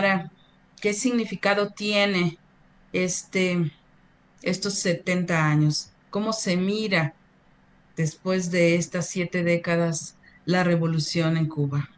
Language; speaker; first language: Spanish; native; Spanish